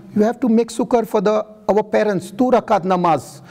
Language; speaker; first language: English; non-native, local second language; Gujarati